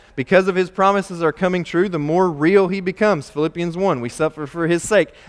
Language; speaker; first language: English; native; English